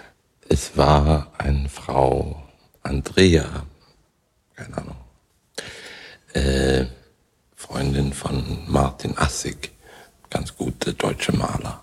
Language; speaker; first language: German; non-native, fluent; Swedish